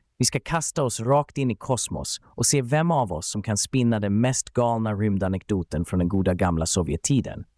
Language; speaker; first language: Swedish; native; Swedish